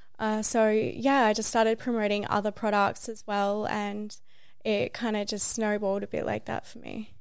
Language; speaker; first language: English; native; English